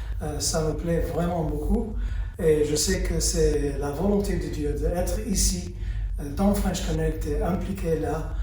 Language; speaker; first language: French; early bilingual, heritage; French